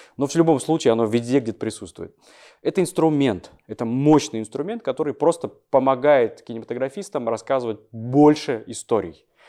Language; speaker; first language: Russian; native; Russian